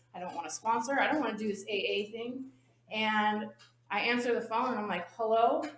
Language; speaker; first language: English; native; English